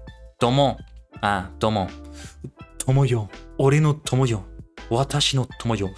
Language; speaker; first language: Japanese; non-native, learner; English